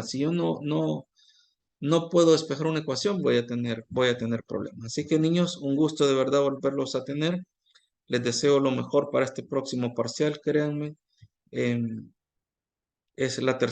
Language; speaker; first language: Spanish; native; Spanish